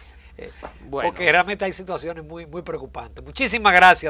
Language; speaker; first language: Spanish; native; Spanish